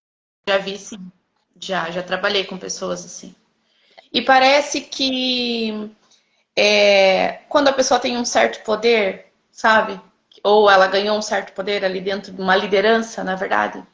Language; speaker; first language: Portuguese; native; Portuguese